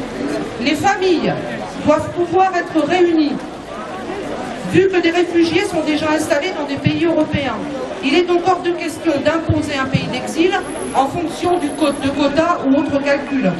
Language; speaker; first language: French; native; French